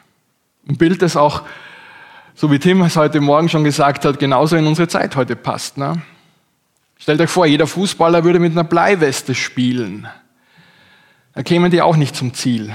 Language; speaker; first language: German; native; German